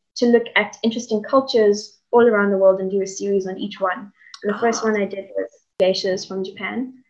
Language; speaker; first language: English; native; English